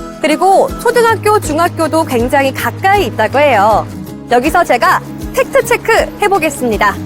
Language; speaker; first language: Korean; native; Korean